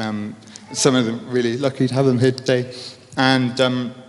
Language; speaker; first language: English; native; English